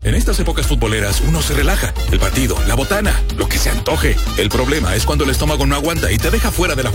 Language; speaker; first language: Spanish; native; Spanish